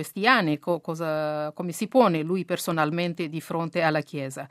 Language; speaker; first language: Italian; non-native, fluent; Kabuverdianu